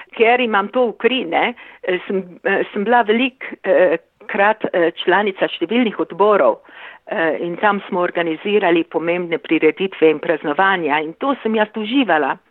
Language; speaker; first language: Slovenian; early bilingual, heritage; Slovenian